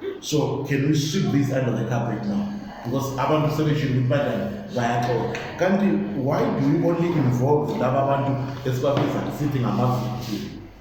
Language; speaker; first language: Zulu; native; Zulu